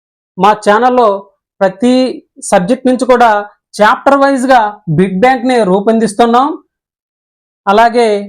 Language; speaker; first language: Telugu; native; Telugu